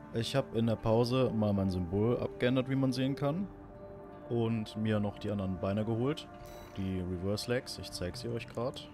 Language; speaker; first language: German; native; German